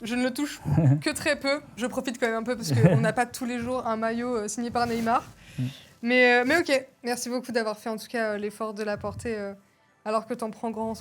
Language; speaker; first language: French; native; French